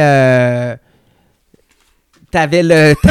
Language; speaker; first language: French; native; French